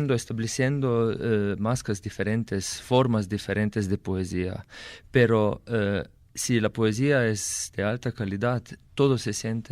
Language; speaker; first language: Spanish; non-native, fluent; Slovenian